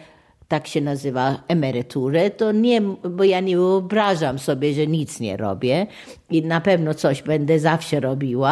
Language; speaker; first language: Polish; non-native, fluent; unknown